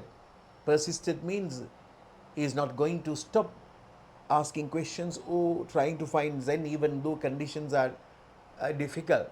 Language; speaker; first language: English; non-native, local second language; Sinhala